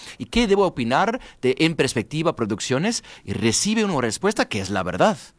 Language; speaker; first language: Spanish; non-native, fluent; English